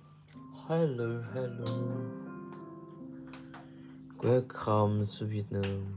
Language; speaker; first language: English; non-native, learner; Vietnamese